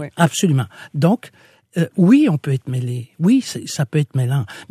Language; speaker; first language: French; non-native, local second language; Innu-aimun